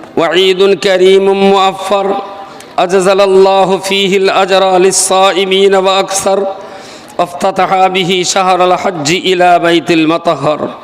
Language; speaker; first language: Arabic; non-native, fluent; Bangla